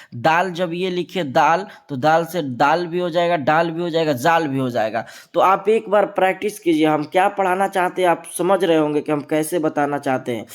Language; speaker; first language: Hindi; native; Hindi